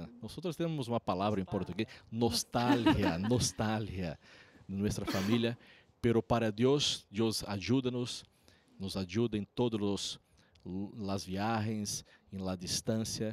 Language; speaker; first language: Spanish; non-native, learner; Portuguese